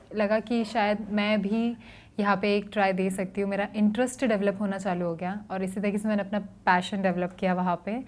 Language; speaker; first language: Hindi; native; Hindi